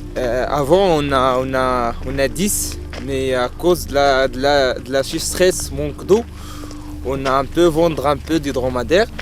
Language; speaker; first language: French; non-native, learner; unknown